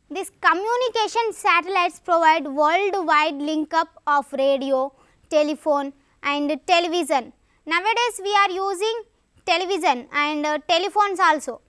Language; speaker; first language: English; non-native, local second language; Telugu